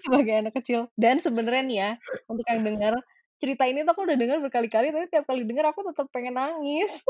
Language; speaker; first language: Indonesian; native; Indonesian